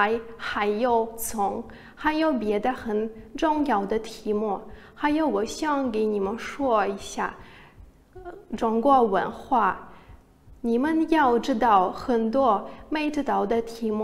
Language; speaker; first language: Chinese; non-native, learner; Russian